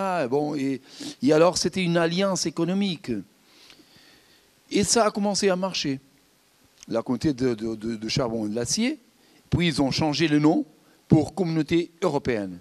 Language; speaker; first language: French; non-native, fluent; Portuguese